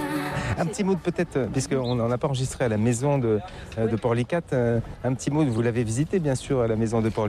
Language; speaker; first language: French; native; French